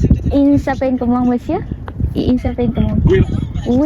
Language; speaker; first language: French; non-native, learner; Vietnamese